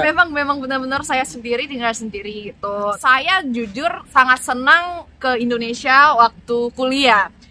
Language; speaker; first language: Indonesian; non-native, fluent; Korean